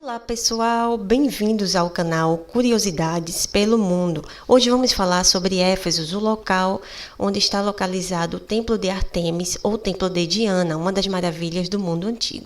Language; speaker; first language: Portuguese; native; Portuguese